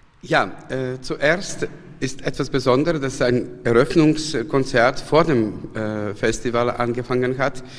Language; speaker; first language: German; non-native, fluent; Serbian